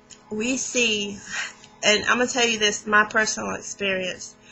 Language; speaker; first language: English; native; English